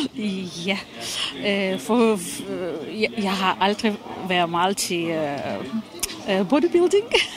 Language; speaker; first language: Danish; non-native, fluent; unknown